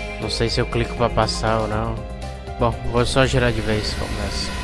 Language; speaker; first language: Portuguese; native; Portuguese